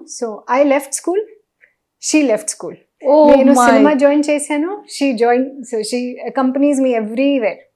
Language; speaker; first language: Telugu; non-native, local second language; Hindi